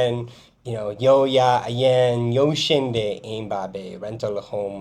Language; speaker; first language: Burmese; non-native, fluent; English